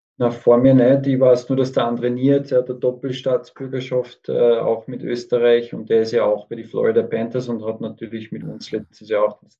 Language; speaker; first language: German; native; German